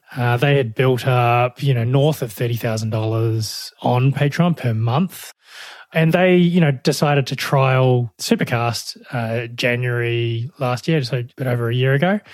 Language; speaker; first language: English; native; English